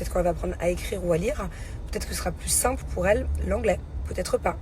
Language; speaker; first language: French; native; French